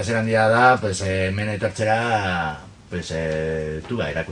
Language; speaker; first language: Basque; non-native, local second language; Spanish